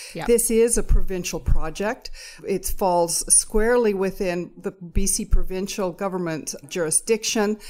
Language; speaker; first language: English; native; English